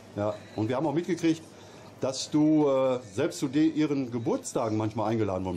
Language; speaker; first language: German; native; German